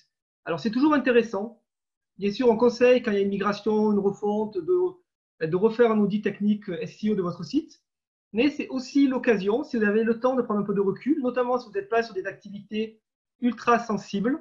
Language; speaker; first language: French; native; French